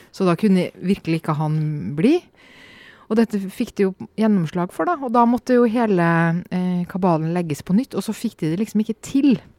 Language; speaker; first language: Norwegian; native; Norwegian